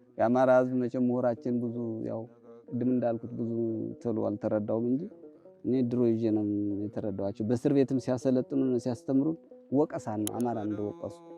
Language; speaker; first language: Amharic; native; Amharic